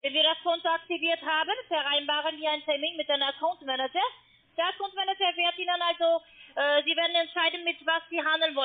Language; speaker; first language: German; non-native, learner; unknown